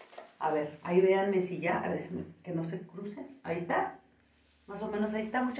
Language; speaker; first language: Spanish; native; Spanish